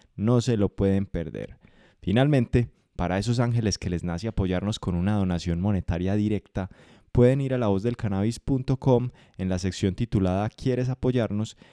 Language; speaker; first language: Spanish; native; Spanish